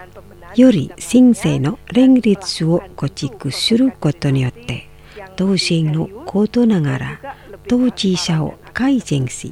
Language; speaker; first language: Japanese; non-native, fluent; Indonesian